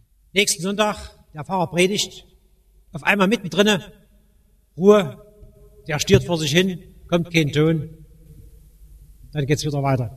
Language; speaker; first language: German; native; German